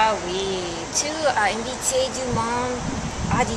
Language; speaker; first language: French; non-native, learner; English